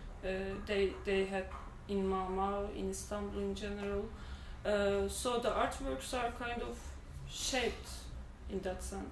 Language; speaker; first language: English; non-native, fluent; Turkish